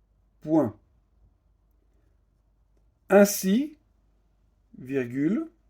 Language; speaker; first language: French; native; French